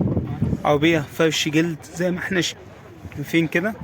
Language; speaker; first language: Arabic; native; Arabic